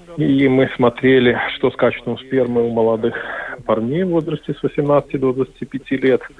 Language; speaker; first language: Russian; non-native, local second language; Latvian